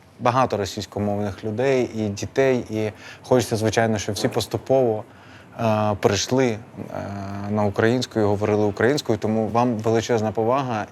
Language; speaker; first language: Ukrainian; non-native, local second language; Russian